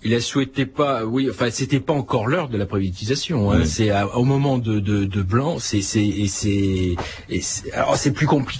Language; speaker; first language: French; native; French